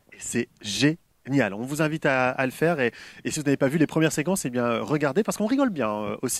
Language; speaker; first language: French; native; French